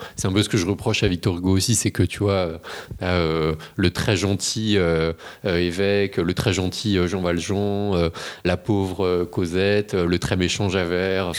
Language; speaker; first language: French; native; French